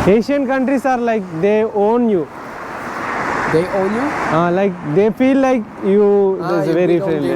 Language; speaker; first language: English; non-native, local second language; Telugu